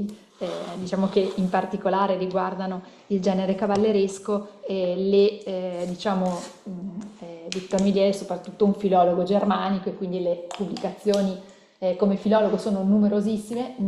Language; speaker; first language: Italian; native; Italian